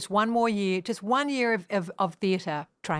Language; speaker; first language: English; non-native, fluent; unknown